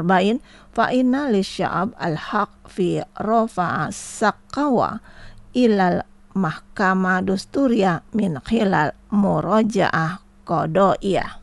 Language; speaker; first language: Arabic; non-native, fluent; Indonesian